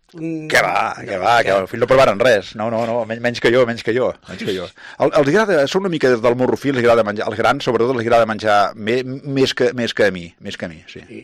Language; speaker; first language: Catalan; native; Catalan